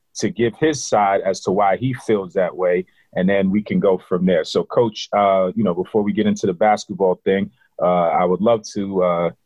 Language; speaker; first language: English; native; English